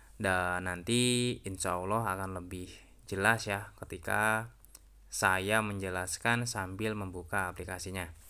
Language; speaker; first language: Indonesian; native; Indonesian